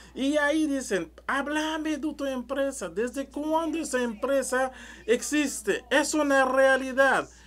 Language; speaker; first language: Spanish; non-native, learner; French